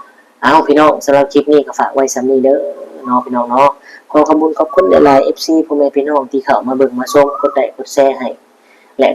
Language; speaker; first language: Thai; non-native, local second language; Northeastern Thai